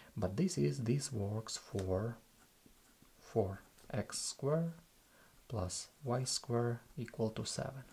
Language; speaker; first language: English; non-native, fluent; Russian